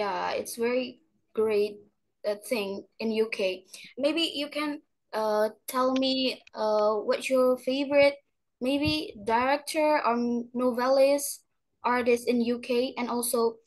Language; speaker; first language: English; non-native, learner; Indonesian